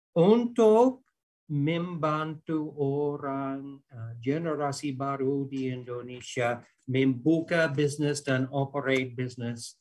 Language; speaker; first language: Indonesian; non-native, fluent; English